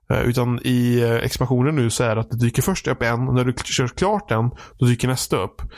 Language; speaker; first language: Swedish; native; Swedish